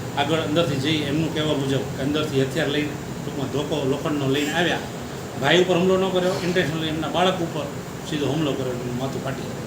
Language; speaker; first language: Gujarati; non-native, local second language; Sindhi